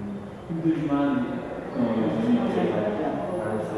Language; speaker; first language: Korean; native; Korean